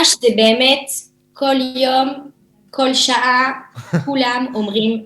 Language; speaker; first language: Hebrew; non-native, fluent; French